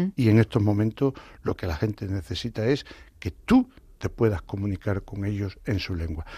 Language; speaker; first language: Spanish; native; Spanish